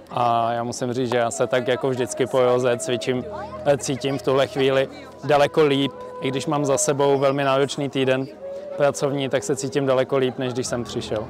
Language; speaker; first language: Czech; native; Czech